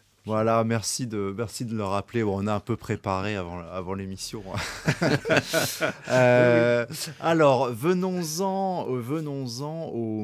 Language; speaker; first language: French; native; French